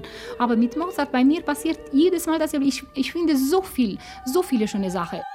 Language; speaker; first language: German; non-native, fluent; Romanian